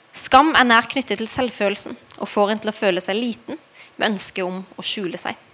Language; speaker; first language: Norwegian; early bilingual, heritage; Norwegian